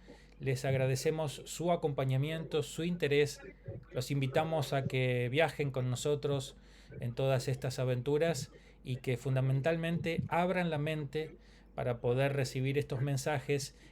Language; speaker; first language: Spanish; native; Spanish